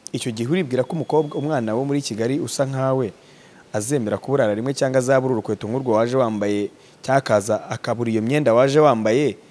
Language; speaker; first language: Kinyarwanda; native; Kinyarwanda